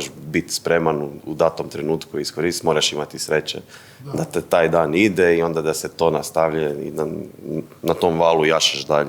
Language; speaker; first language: Bosnian; native; Bosnian